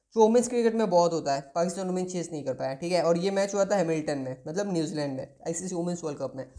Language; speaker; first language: Hindi; non-native, local second language; Bangla